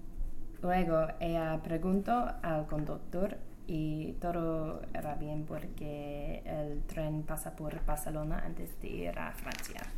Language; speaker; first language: Spanish; non-native, learner; English